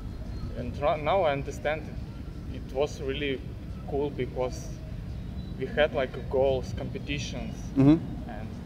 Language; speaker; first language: English; non-native, learner; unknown